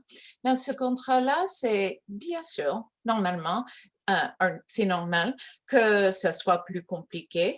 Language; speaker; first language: French; early bilingual, heritage; English